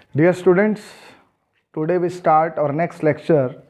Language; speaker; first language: English; non-native, local second language; Hindi